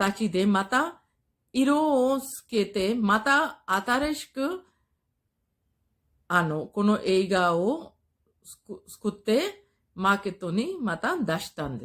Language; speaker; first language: Japanese; non-native, fluent; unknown